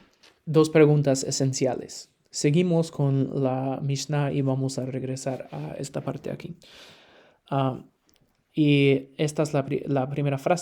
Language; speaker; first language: Spanish; non-native, fluent; English